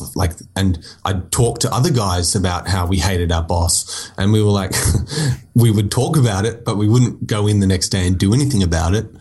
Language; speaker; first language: English; native; English